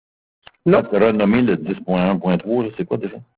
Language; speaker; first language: French; native; French